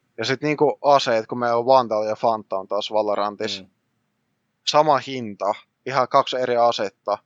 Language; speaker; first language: Finnish; early bilingual, other home language; Russian